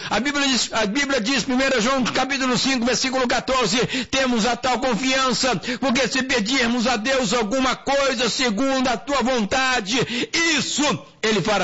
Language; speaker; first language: Portuguese; native; Portuguese